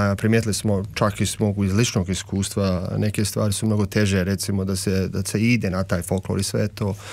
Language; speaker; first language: Serbian; early bilingual, heritage; Serbian